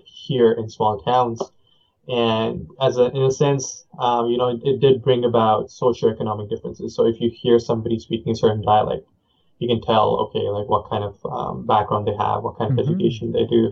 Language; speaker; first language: English; non-native, local second language; Punjabi